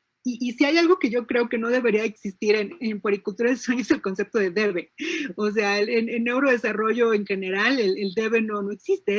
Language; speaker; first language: Spanish; native; Spanish